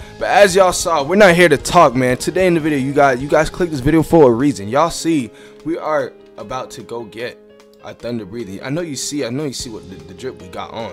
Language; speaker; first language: English; native; English